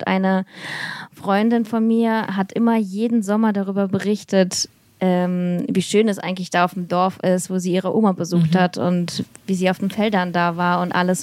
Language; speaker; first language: German; early bilingual, other home language; Russian